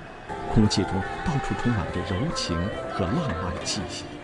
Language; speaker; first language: Chinese; native; Chinese